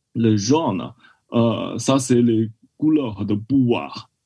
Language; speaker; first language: French; non-native, learner; Chinese